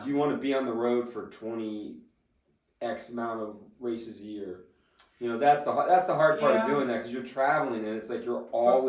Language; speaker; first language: English; native; English